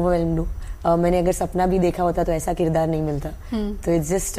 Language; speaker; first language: Hindi; non-native, local second language; Gujarati